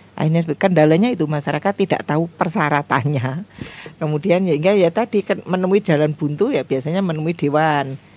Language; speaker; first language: Indonesian; native; Indonesian